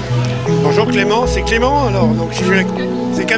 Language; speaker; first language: French; native; French